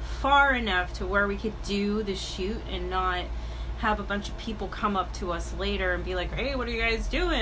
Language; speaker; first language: English; native; English